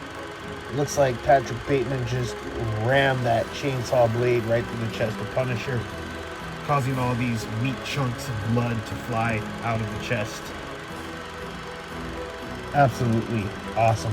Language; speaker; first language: English; native; English